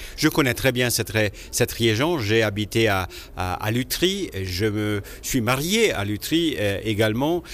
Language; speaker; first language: French; non-native, local second language; Italian